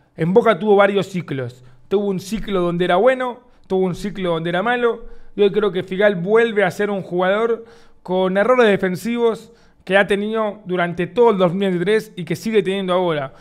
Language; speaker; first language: Spanish; native; Spanish